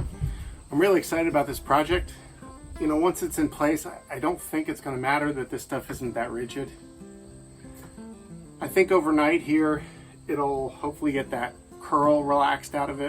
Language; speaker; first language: English; native; English